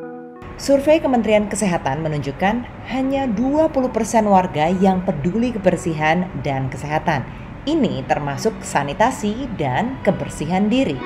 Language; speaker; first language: Indonesian; native; Indonesian